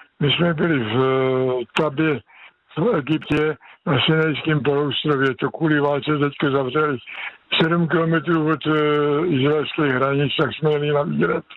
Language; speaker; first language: Czech; native; Czech